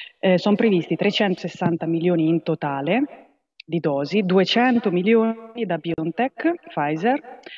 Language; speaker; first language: Italian; native; Italian